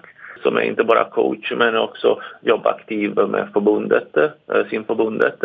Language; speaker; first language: Swedish; non-native, fluent; Italian